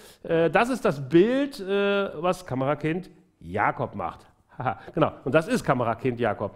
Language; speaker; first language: German; native; German